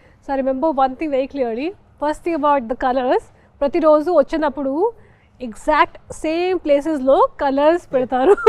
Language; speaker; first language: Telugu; non-native, fluent; Hindi